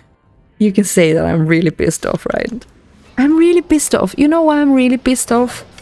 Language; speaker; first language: English; non-native, fluent; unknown